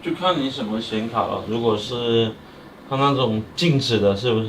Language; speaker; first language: Chinese; native; Chinese